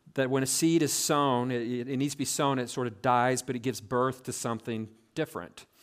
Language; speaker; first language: English; native; English